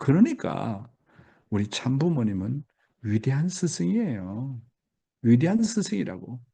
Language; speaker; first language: Korean; native; Korean